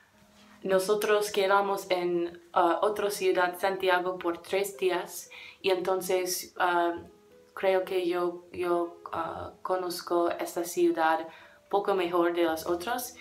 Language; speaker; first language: Spanish; non-native, learner; English